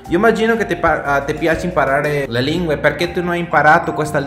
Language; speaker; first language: Italian; non-native, fluent; English